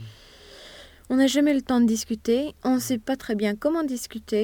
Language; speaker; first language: French; non-native, fluent; Swedish